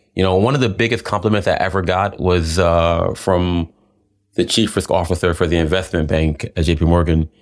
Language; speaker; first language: English; native; English